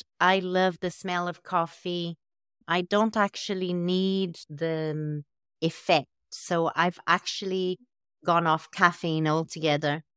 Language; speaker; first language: English; non-native, fluent; Portuguese